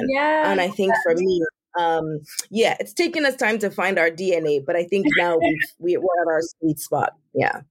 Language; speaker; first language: English; non-native, local second language; Yoruba